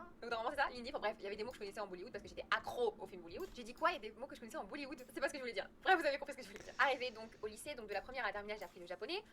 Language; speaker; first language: French; early bilingual, other home language; Arabic